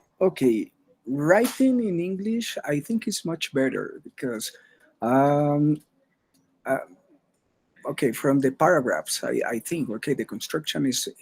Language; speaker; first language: English; non-native, learner; Spanish